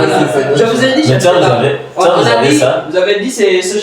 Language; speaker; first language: French; non-native, learner; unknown